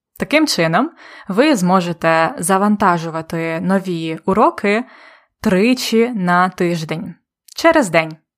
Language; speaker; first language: Ukrainian; native; Ukrainian